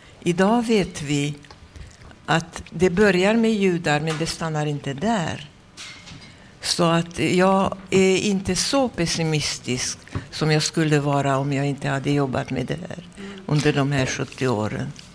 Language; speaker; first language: Swedish; non-native, fluent; Hungarian